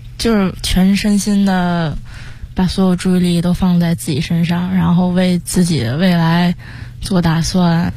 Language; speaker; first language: Chinese; native; Chinese